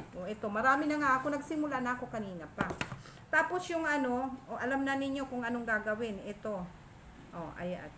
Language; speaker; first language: Filipino; non-native, local second language; Masbatenyo